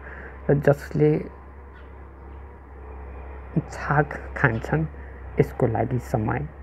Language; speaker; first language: Nepali; native; Nepali